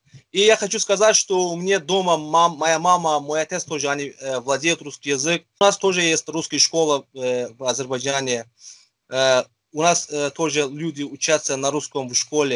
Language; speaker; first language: Russian; non-native, fluent; Azerbaijani